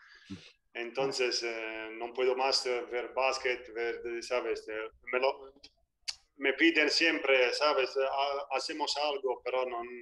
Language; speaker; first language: Spanish; non-native, fluent; Italian